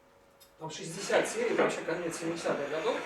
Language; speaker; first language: Russian; native; Russian